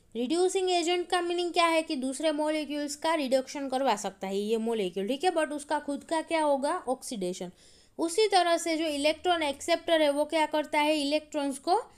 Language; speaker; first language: Hindi; non-native, local second language; Gujarati